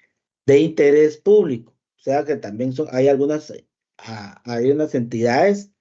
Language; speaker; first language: Spanish; native; Spanish